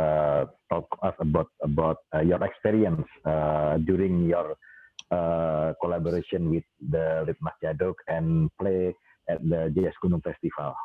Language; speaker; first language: English; non-native, learner; Indonesian